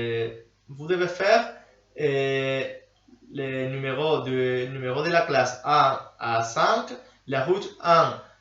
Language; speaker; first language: French; non-native, learner; Spanish